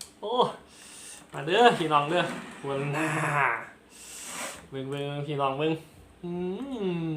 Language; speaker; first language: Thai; non-native, local second language; Lao